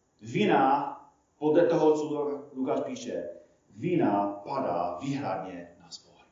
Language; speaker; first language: Czech; non-native, fluent; English